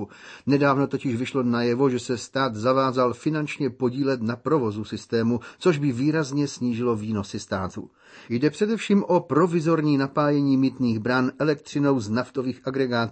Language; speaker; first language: Czech; native; Czech